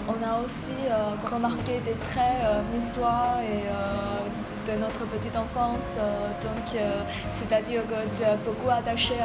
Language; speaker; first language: French; non-native, fluent; Chinese